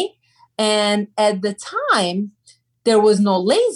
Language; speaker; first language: English; non-native, fluent; Turkish